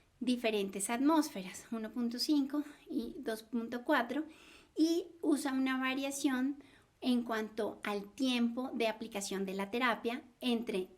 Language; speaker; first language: Spanish; native; Spanish